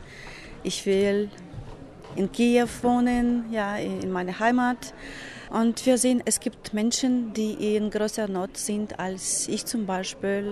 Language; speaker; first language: German; non-native, fluent; Ukrainian